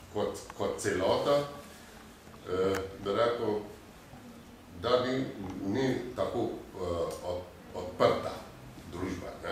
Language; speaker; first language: Slovenian; non-native, fluent; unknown